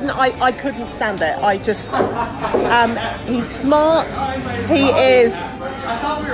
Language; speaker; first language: English; native; English